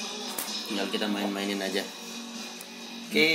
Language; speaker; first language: Indonesian; native; Indonesian